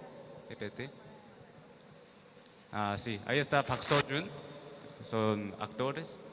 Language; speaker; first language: Spanish; non-native, learner; Korean